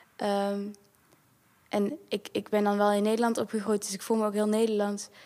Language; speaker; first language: Dutch; early bilingual, other home language; Kinyarwanda